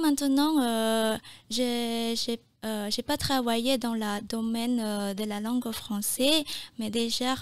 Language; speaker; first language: French; non-native, fluent; Khmer